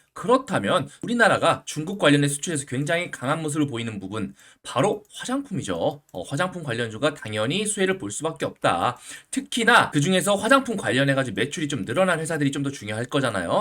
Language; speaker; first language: Korean; native; Korean